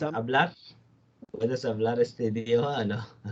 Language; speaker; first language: Spanish; non-native, learner; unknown